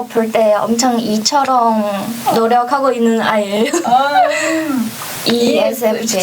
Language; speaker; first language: Korean; non-native, fluent; Chinese